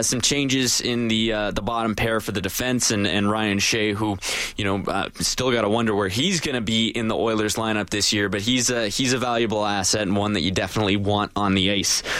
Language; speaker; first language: English; native; English